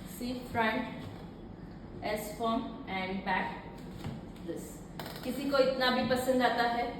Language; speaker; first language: Hindi; native; Hindi